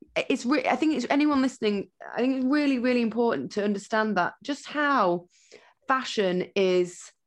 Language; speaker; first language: English; native; English